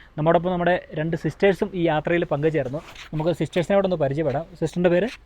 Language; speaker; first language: Malayalam; native; Malayalam